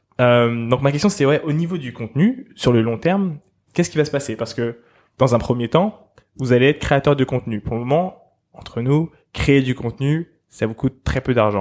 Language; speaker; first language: French; native; French